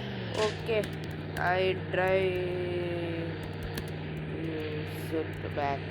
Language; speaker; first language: English; non-native, learner; Telugu